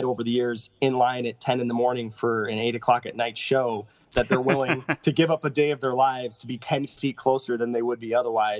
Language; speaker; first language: English; native; English